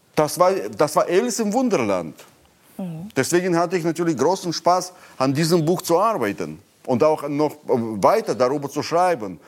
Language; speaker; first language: German; non-native, fluent; Russian